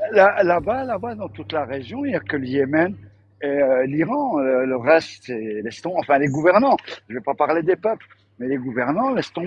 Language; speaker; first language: French; native; French